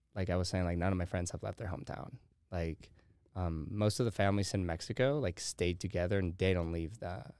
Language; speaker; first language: English; early bilingual, heritage; Spanish